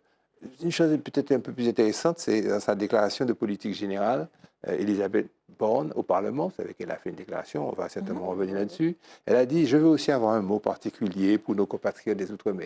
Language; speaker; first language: French; native; French